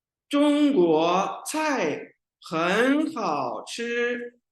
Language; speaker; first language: Chinese; non-native, fluent; Urdu